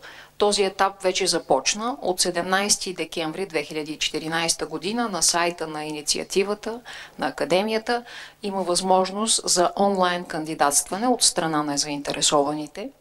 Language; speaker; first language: Bulgarian; native; Bulgarian